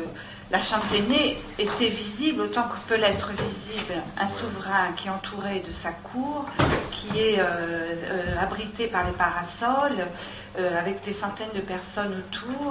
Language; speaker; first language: French; native; French